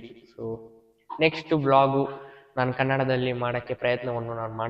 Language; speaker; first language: Kannada; non-native, local second language; Telugu